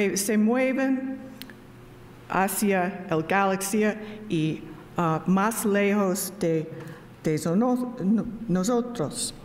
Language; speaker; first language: Spanish; non-native, learner; English